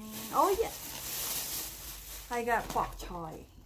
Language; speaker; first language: English; non-native, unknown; Indonesian